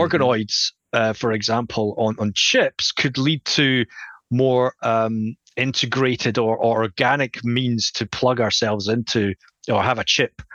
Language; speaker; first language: English; native; English